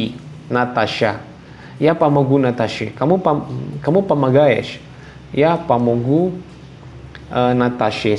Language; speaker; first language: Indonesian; non-native, local second language; Javanese